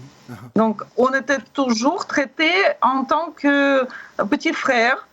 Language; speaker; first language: French; non-native, learner; Russian